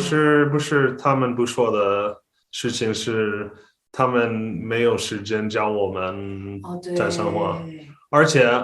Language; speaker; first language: Chinese; non-native, learner; English